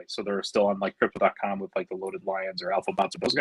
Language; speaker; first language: English; native; English